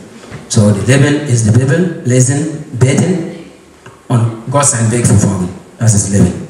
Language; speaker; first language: German; non-native, learner; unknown